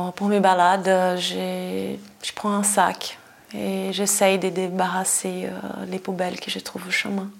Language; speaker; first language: French; non-native, fluent; Portuguese